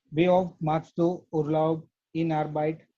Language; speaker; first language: German; non-native, learner; Gujarati